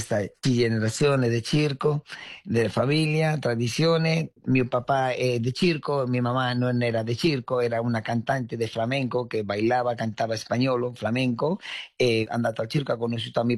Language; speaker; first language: Italian; non-native, learner; Spanish